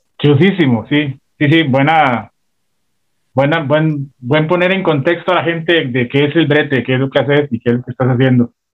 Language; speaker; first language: Spanish; native; Spanish